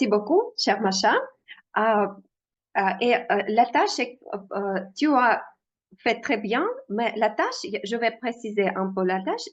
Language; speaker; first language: French; non-native, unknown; Russian